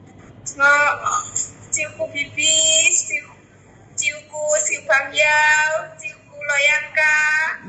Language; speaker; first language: Cantonese; non-native, learner; Indonesian